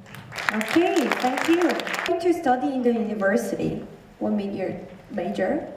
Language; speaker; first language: English; non-native, learner; Korean